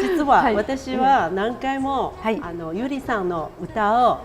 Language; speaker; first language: Japanese; non-native, fluent; Chinese